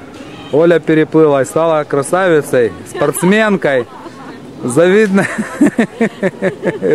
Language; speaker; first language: Russian; native; Russian